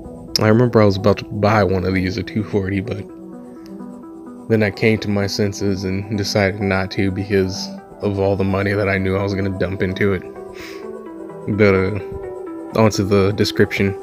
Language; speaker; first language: English; native; English